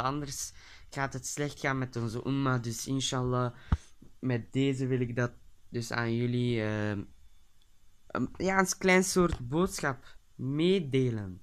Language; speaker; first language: Dutch; early bilingual, other home language; Turkish